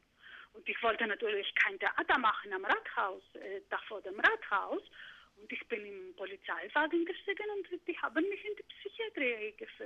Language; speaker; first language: German; non-native, fluent; Greek